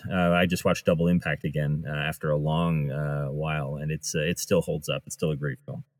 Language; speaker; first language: English; native; English